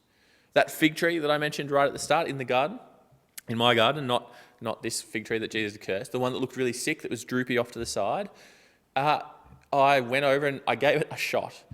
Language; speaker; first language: English; native; English